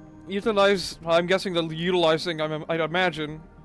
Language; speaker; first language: English; native; English